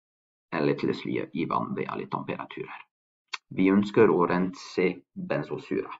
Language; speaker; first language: Norwegian; non-native, fluent; French